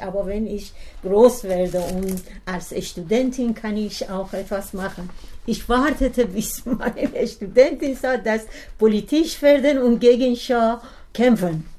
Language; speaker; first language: German; non-native, learner; Persian